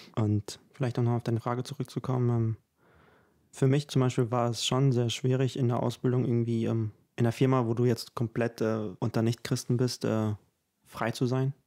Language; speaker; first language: German; early bilingual, other home language; Ukrainian